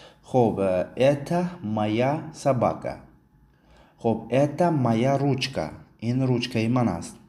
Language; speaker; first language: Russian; non-native, fluent; Tajik